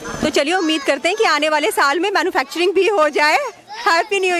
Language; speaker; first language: Hindi; native; Hindi